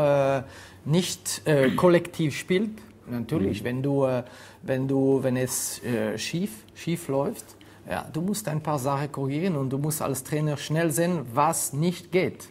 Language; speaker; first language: German; non-native, fluent; French